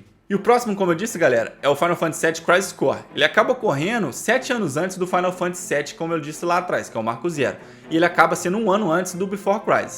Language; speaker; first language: Portuguese; native; Portuguese